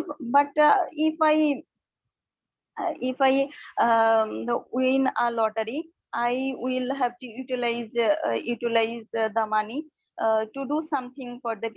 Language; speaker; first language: English; non-native, learner; Bangla